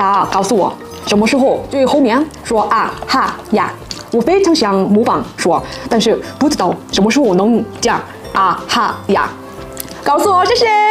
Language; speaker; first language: Chinese; non-native, learner; Korean